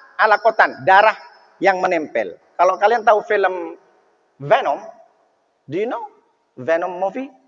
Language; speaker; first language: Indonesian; non-native, local second language; Madurese